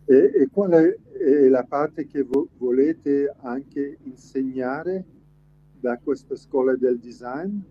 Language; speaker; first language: Italian; non-native, learner; French